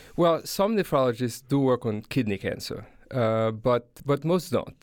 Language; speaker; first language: English; non-native, fluent; Haitian Creole